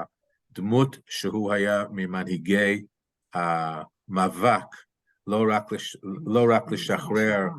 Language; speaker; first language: Hebrew; non-native, fluent; English